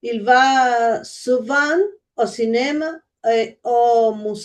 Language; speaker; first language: French; non-native, learner; Spanish